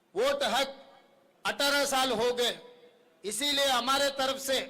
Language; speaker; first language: Hindi; non-native, local second language; Telugu